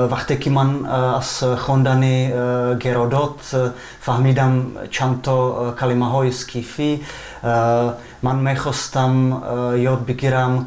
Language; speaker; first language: Persian; non-native, fluent; Czech